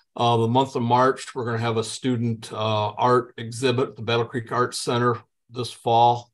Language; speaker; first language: English; native; English